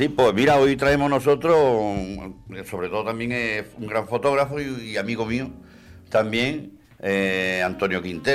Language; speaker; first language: Spanish; native; Spanish